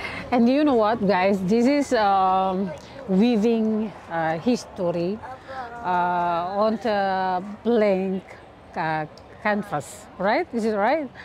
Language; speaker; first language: English; non-native, learner; Indonesian